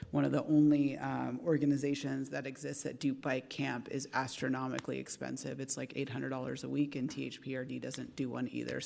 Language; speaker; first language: English; native; English